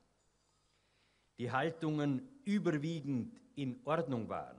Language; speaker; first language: German; native; German